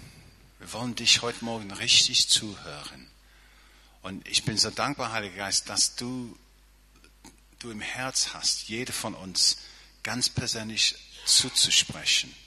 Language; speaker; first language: German; non-native, fluent; English